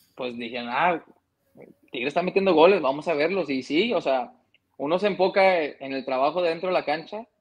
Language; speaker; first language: Spanish; early bilingual, heritage; Spanish